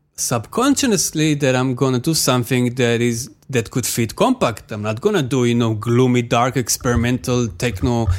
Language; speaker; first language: English; non-native, fluent; Hebrew